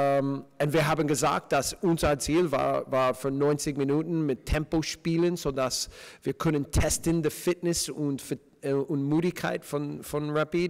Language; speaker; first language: German; non-native, fluent; English